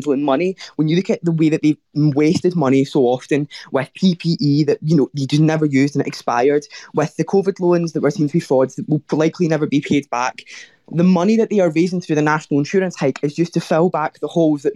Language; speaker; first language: English; native; English